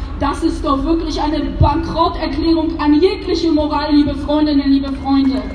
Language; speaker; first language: German; early bilingual, other home language; Polish